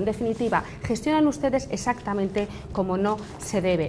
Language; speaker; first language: Spanish; native; Spanish